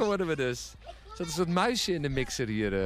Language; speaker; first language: Dutch; native; Dutch